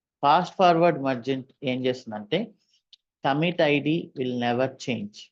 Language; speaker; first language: Telugu; native; Telugu